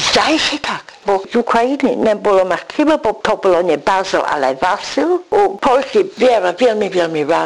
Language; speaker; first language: Ukrainian; early bilingual, heritage; English